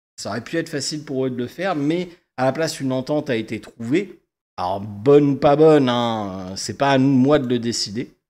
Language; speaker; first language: French; native; French